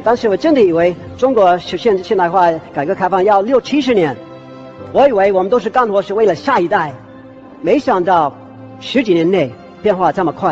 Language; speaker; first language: Chinese; non-native, fluent; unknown